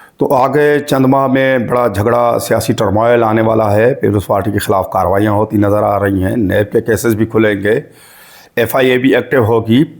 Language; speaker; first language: Urdu; non-native, local second language; Sindhi